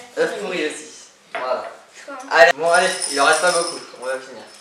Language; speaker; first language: French; native; French